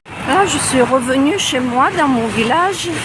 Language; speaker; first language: French; non-native, fluent; Russian